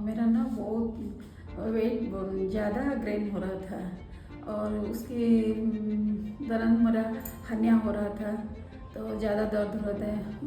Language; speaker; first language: Hindi; non-native, local second language; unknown